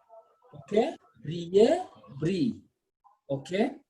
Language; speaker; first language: French; non-native, fluent; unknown